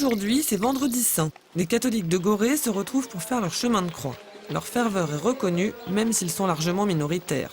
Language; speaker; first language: French; native; French